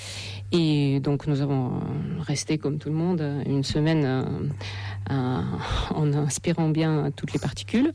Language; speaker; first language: French; non-native, fluent; Russian